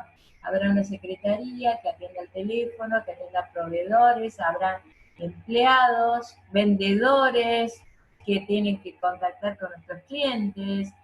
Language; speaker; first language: Spanish; native; Spanish